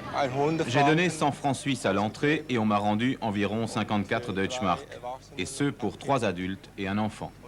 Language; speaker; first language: French; native; French